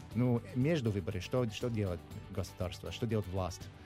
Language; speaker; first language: Russian; non-native, learner; English